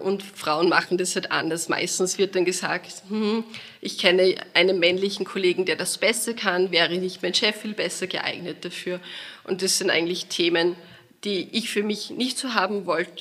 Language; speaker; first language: German; native; German